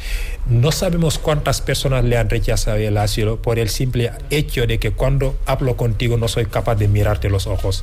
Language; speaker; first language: Spanish; non-native, fluent; Wolof